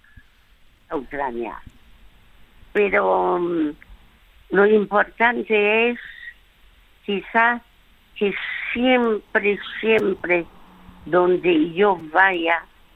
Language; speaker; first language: Spanish; early bilingual, other home language; French